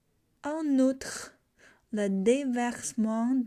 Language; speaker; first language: French; non-native, learner; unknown